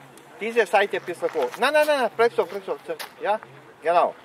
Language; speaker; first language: German; non-native, learner; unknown